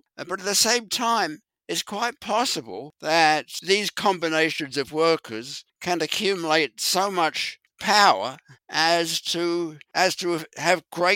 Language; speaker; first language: English; native; English